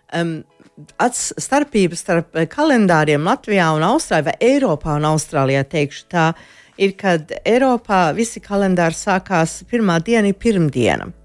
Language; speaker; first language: Latvian; early bilingual, heritage; Latvian